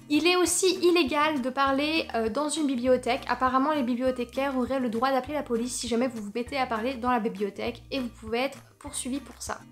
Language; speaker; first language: French; native; French